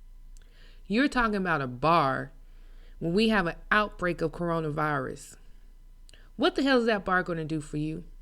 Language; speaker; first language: English; native; English